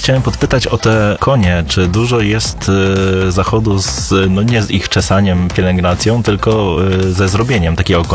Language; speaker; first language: Polish; native; Polish